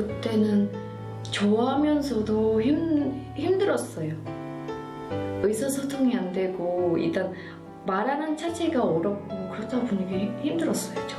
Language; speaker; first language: Korean; non-native, learner; Khmer